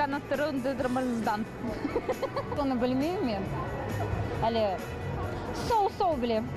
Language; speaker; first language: Kazakh; non-native, local second language; Russian